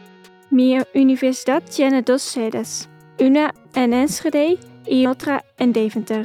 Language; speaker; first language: Spanish; non-native, fluent; Dutch